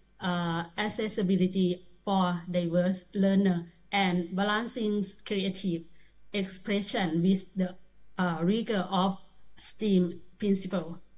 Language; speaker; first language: English; non-native, learner; Thai